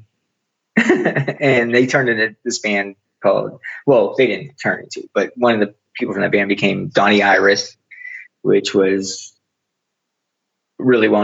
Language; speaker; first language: English; native; English